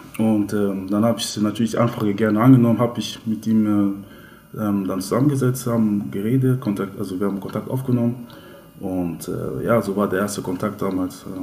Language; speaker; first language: German; early bilingual, other home language; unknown